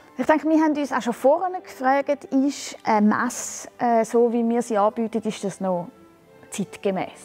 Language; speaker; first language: German; native; German